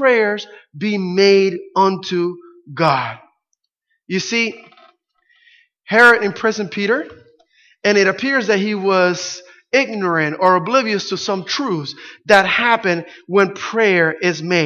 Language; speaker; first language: English; early bilingual, other home language; Spanish